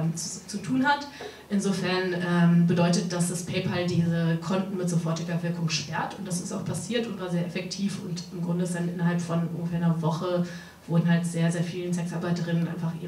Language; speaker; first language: German; native; German